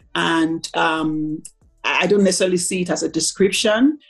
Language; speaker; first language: English; non-native, local second language; Igbo